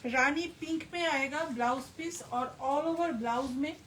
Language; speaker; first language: Hindi; non-native, local second language; Bangla